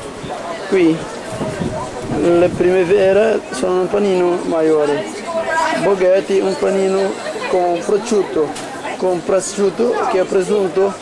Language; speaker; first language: Italian; non-native, learner; Portuguese